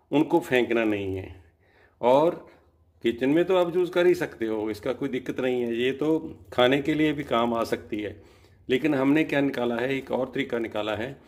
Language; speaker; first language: Hindi; non-native, local second language; Punjabi